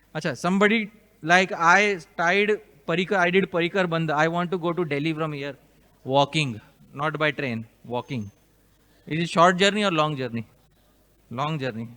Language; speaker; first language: English; non-native, local second language; Hindi